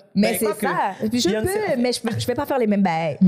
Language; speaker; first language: French; native; French